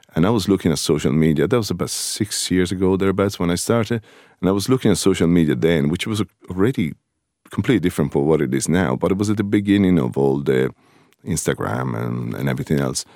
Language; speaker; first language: English; non-native, fluent; Italian